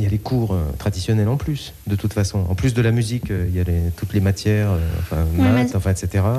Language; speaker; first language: French; native; French